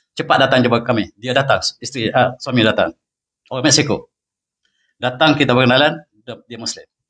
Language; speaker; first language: Malay; native; Malay